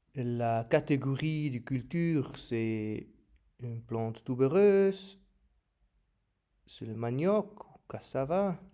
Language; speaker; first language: French; non-native, learner; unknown